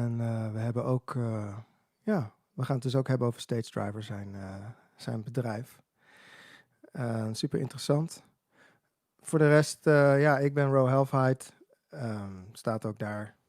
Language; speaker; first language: Dutch; native; Dutch